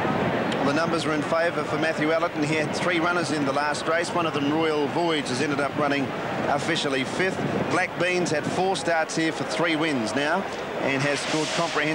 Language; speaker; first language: English; native; English